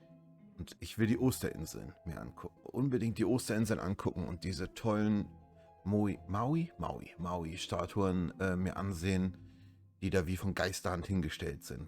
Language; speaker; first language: German; native; German